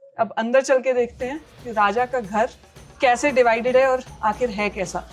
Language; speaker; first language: Hindi; native; Hindi